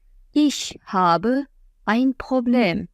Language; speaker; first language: German; non-native, fluent; Azerbaijani